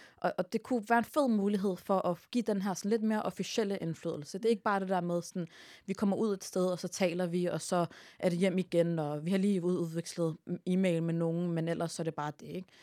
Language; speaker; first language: Danish; early bilingual, other home language; Arabic